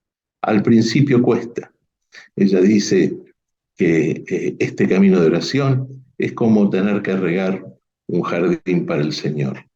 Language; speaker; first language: Spanish; native; Spanish